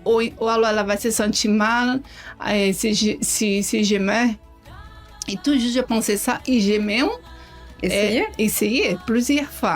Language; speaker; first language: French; non-native, learner; Portuguese